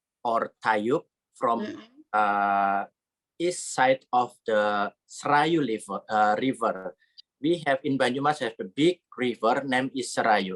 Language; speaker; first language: English; non-native, learner; Indonesian